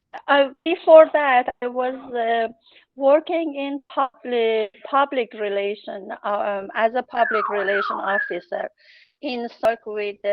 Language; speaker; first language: English; non-native, learner; Persian